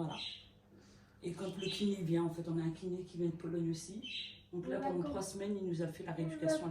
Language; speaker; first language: French; native; French